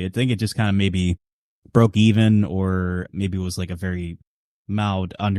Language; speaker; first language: English; native; English